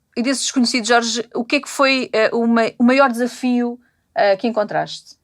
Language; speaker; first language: Portuguese; native; Portuguese